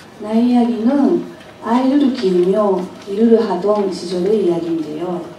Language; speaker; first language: Korean; non-native, fluent; Japanese